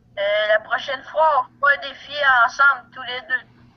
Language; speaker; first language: French; native; French